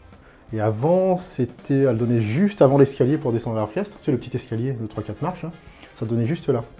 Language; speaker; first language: French; native; French